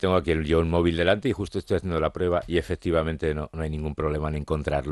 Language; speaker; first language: Spanish; native; Spanish